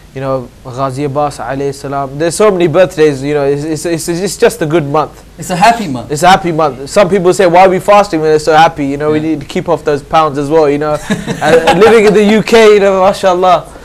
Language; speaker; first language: English; native; English